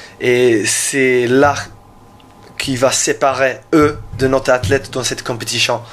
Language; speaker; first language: French; non-native, learner; English